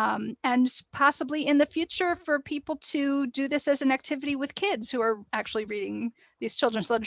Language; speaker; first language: English; native; English